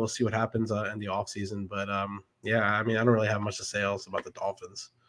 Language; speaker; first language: English; native; English